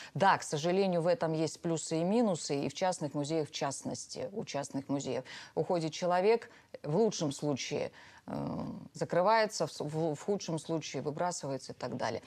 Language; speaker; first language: Russian; native; Russian